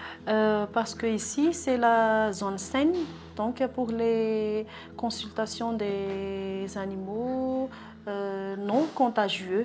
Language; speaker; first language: French; non-native, local second language; Malagasy